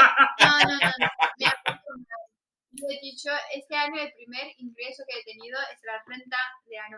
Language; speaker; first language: Spanish; non-native, fluent; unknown